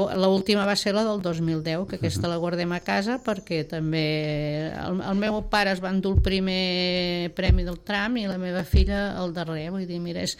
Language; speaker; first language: Catalan; native; Catalan